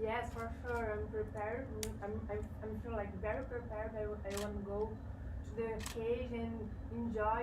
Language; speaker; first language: English; non-native, learner; Portuguese